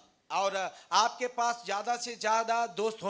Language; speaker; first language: Hindi; native; Hindi